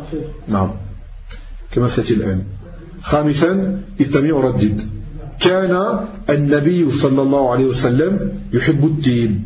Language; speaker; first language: Arabic; non-native, fluent; French